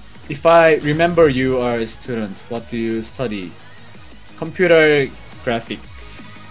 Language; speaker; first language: English; non-native, learner; Korean